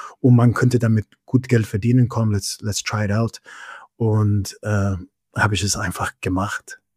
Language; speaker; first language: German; non-native, fluent; English